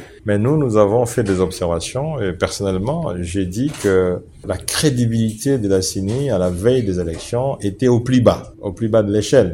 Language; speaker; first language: French; non-native, local second language; Swahili